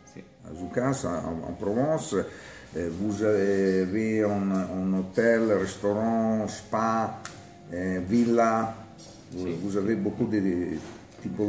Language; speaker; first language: French; non-native, learner; Italian